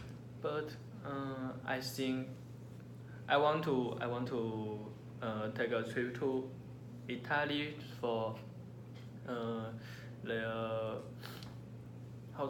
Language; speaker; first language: English; non-native, learner; Chinese